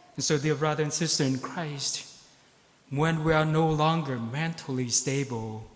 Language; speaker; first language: English; non-native, fluent; Vietnamese